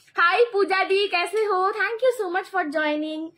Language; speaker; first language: Hindi; non-native, local second language; Bangla